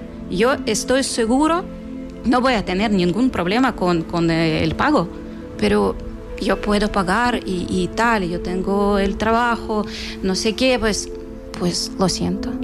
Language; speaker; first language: Spanish; non-native, fluent; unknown